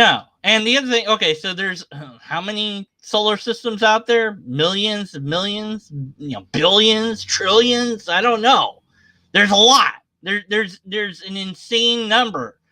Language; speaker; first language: English; native; English